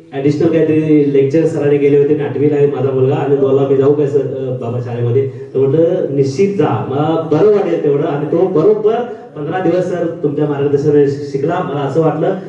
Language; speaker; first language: Marathi; native; Marathi